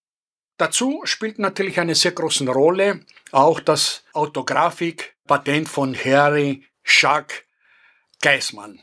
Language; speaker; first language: German; non-native, fluent; Greek